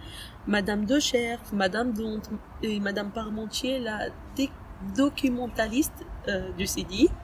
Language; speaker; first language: French; early bilingual, other home language; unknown